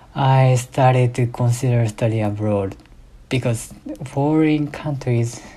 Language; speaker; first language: English; non-native, fluent; Japanese